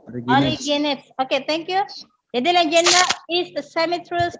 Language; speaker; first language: English; non-native, learner; Indonesian